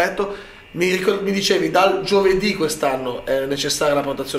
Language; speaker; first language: Italian; native; Italian